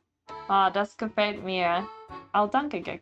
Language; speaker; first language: German; non-native, learner; English